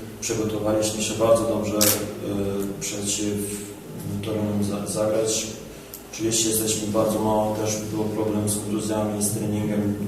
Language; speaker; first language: Polish; non-native, fluent; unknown